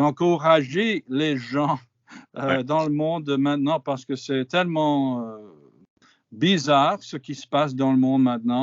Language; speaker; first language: French; non-native, fluent; English